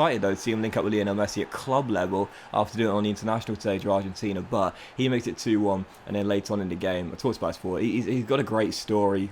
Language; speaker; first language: English; native; English